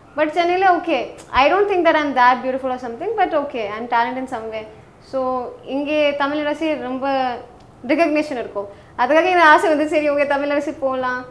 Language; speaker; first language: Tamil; non-native, learner; Hindi